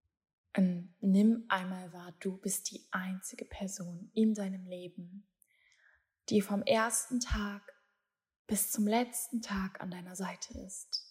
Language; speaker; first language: German; native; German